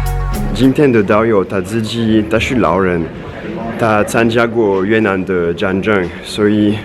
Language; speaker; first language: Chinese; non-native, fluent; French